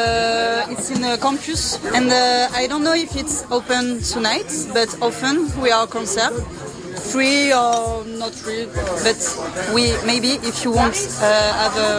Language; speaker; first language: English; non-native, learner; French